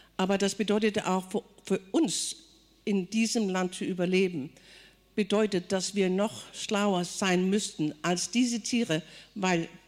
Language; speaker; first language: German; non-native, fluent; Kalaallisut